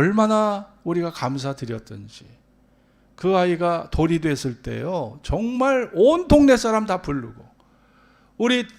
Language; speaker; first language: Korean; native; Korean